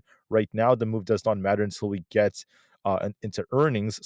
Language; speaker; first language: English; native; English